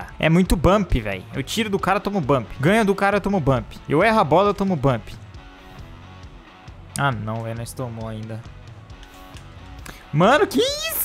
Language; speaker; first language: Portuguese; native; Portuguese